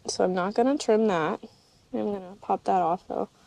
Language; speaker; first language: English; native; English